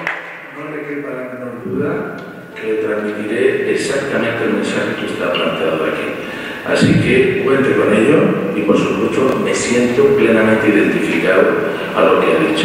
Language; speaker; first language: Spanish; native; Spanish